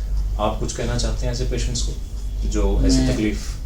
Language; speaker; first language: Hindi; native; Hindi